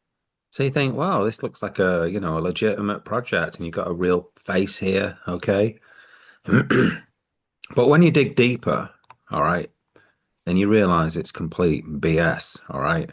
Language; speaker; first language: English; native; English